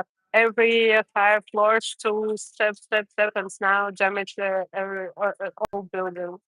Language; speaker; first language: English; non-native, learner; Russian